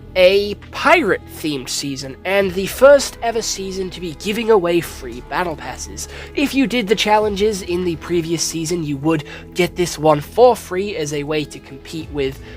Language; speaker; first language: English; native; English